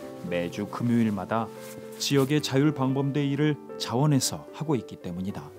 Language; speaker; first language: Korean; native; Korean